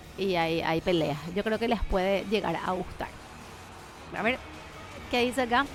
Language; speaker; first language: Spanish; native; Spanish